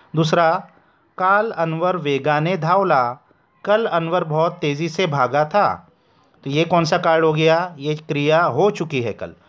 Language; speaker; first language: Hindi; non-native, local second language; Marathi